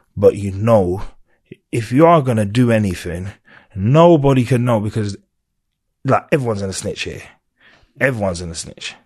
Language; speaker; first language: English; native; English